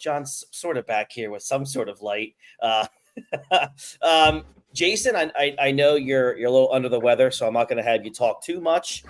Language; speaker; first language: English; native; English